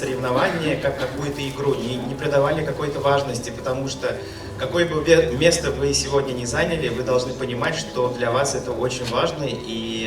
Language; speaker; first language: Russian; native; Russian